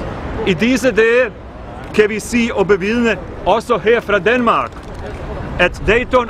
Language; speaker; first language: Danish; non-native, fluent; Bosnian